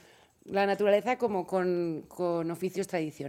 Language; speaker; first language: Spanish; native; Spanish